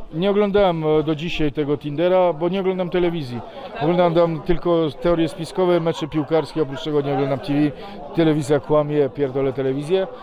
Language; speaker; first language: Polish; non-native, fluent; Serbian